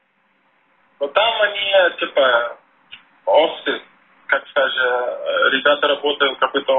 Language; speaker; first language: Russian; non-native, fluent; Portuguese